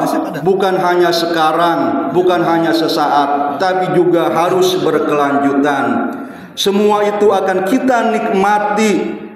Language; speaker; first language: Indonesian; native; Indonesian